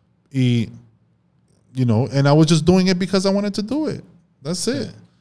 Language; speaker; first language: English; early bilingual, other home language; Spanish